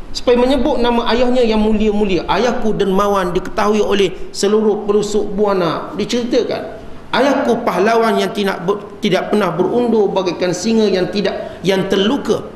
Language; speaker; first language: Malay; native; Malay